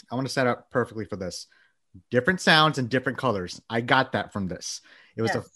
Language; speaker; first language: English; early bilingual, other home language; Bangla